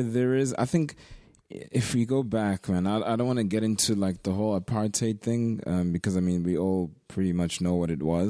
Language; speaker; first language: English; native; English